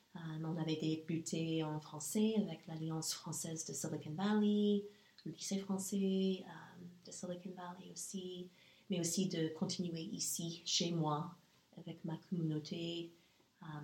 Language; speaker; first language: French; non-native, fluent; English